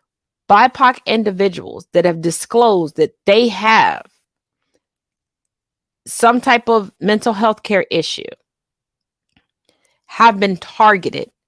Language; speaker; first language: English; native; English